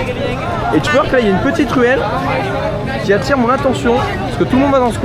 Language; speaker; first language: French; native; French